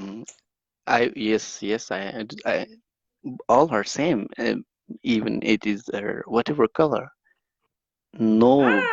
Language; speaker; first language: English; non-native, learner; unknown